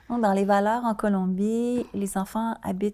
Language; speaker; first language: French; native; French